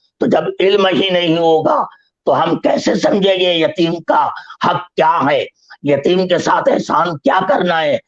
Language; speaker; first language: Urdu; native; Urdu